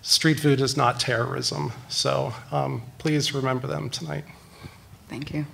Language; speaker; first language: English; native; English